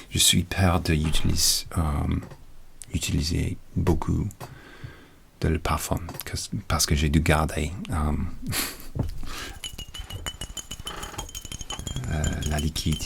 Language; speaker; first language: French; non-native, learner; English